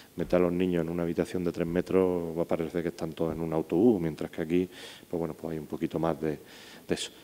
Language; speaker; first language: Spanish; native; Spanish